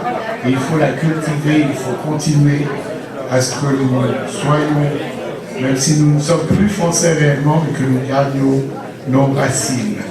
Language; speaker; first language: French; early bilingual, heritage; English